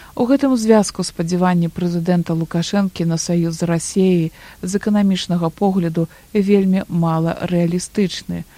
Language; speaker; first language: Belarusian; native; Belarusian